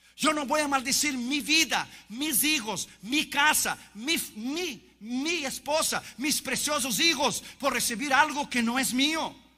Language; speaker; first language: Spanish; non-native, fluent; Portuguese